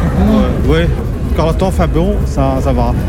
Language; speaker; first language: French; non-native, learner; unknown